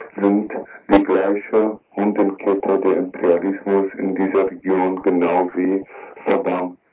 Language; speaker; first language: German; non-native, learner; Kurdish